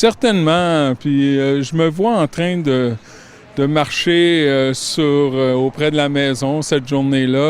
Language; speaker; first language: French; native; French